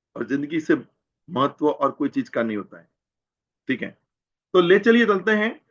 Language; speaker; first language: Hindi; non-native, local second language; Gujarati